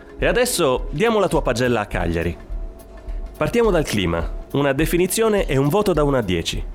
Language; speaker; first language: Italian; native; Italian